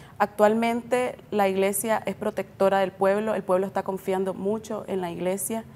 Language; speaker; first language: Spanish; native; Spanish